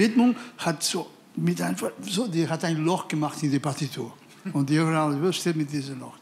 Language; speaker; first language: German; non-native, fluent; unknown